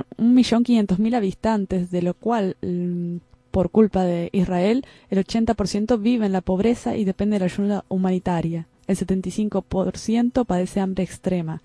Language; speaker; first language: Spanish; native; Spanish